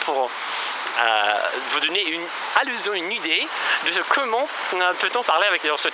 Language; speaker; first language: French; non-native, fluent; Russian